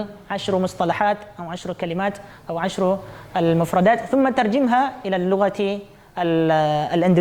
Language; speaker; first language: Arabic; non-native, fluent; Indonesian